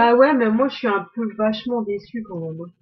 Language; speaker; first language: French; native; French